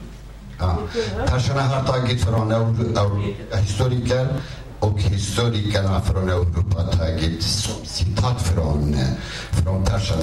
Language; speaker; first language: Swedish; non-native, fluent; Kurdish